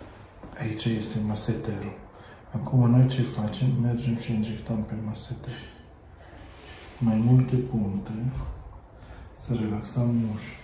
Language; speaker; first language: Romanian; non-native, learner; Arabic